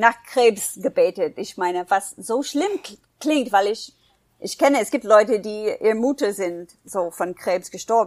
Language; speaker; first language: German; non-native, fluent; English